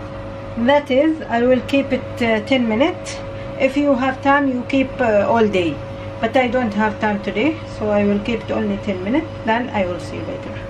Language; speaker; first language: English; non-native, learner; Arabic